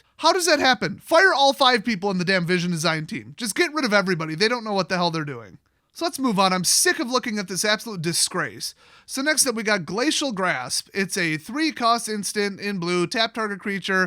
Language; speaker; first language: English; native; English